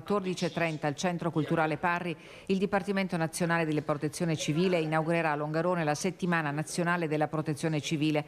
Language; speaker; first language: Italian; native; Italian